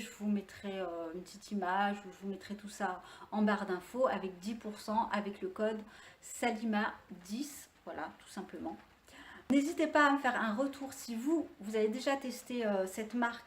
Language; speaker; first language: French; native; French